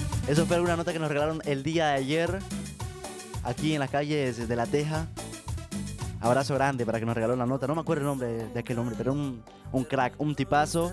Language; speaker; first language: Spanish; native; Spanish